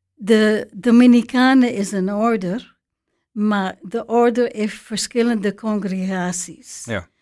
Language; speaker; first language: Dutch; non-native, fluent; English